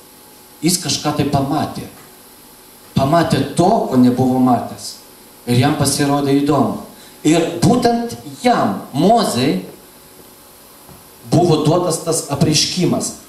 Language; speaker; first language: Lithuanian; non-native, local second language; Russian